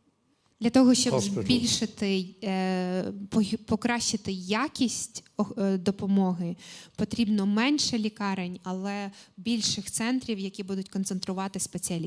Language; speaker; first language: Ukrainian; native; Ukrainian